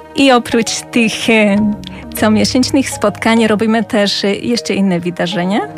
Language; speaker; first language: Polish; non-native, fluent; Hungarian